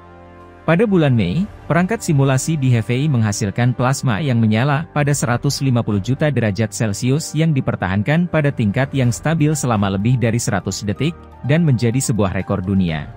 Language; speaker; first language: Indonesian; native; Indonesian